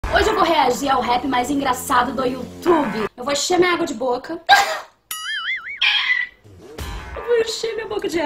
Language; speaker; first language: Portuguese; native; Portuguese